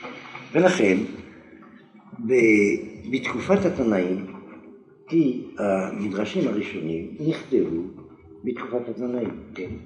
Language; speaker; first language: Hebrew; non-native, fluent; French